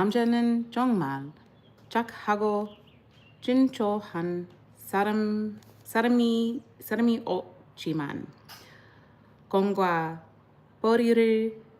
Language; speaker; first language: Korean; non-native, learner; English